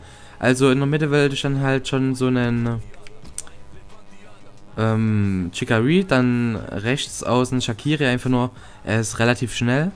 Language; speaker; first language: German; native; German